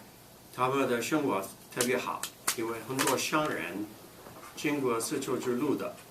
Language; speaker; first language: Chinese; non-native, fluent; English